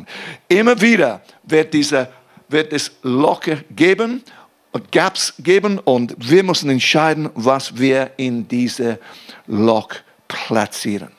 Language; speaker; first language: German; non-native, fluent; English